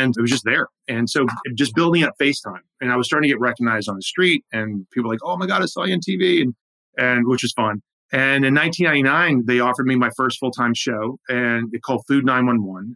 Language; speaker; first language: English; native; English